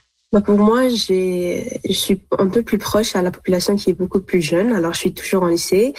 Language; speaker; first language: French; non-native, local second language; Arabic